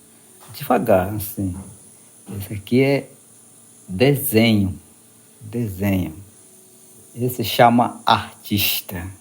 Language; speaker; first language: Portuguese; non-native, local second language; Yanomámi